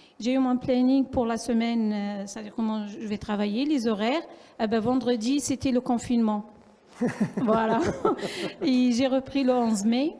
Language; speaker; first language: French; non-native, local second language; Arabic